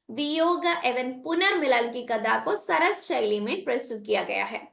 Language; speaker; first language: Hindi; non-native, local second language; Malayalam